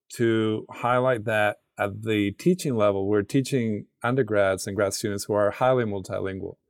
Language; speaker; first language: English; non-native, fluent; Spanish